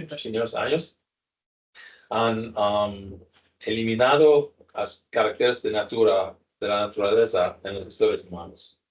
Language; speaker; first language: Spanish; non-native, learner; English